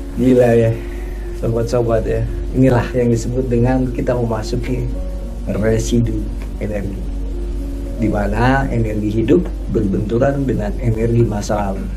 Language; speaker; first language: Indonesian; native; Indonesian